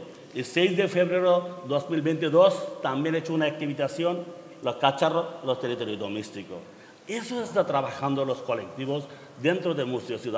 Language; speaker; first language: Spanish; non-native, learner; Bangla